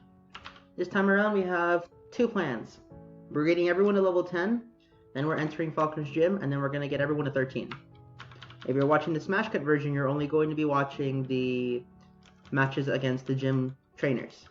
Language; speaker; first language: English; native; English